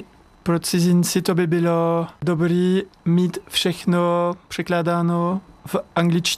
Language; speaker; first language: Czech; non-native, learner; French